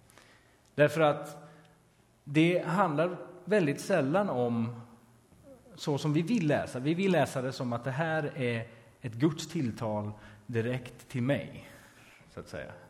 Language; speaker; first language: Swedish; native; Swedish